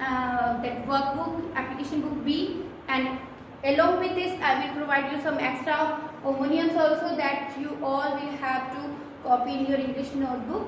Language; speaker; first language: English; non-native, local second language; Hindi